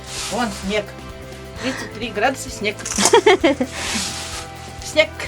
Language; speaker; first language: Russian; non-native, local second language; Yakut